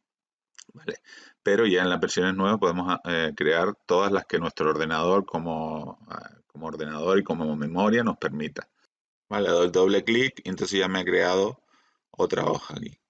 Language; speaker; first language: Spanish; native; Spanish